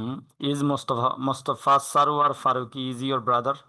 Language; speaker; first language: English; non-native, fluent; Bangla